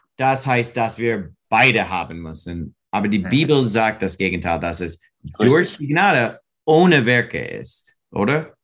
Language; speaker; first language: German; non-native, learner; English